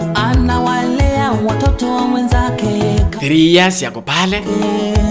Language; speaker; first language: Swahili; non-native, local second language; Gusii